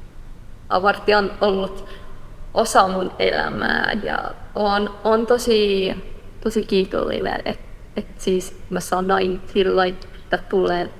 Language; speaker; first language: Finnish; non-native, fluent; Persian